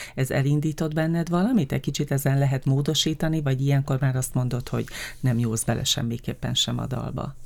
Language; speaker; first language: Hungarian; native; Hungarian